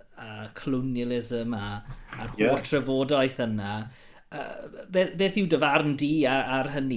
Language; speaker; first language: Welsh; non-native, local second language; English